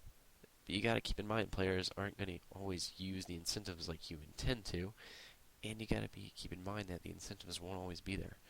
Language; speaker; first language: English; native; English